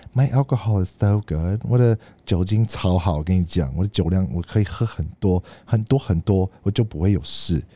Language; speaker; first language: Chinese; native; Chinese